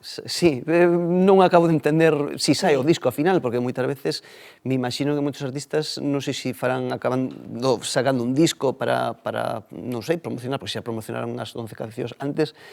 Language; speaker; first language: Galician; native; Galician